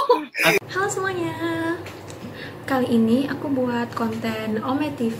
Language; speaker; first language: Indonesian; non-native, fluent; Japanese